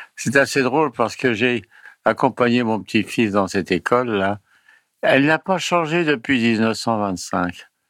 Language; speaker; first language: French; early bilingual, other home language; Italian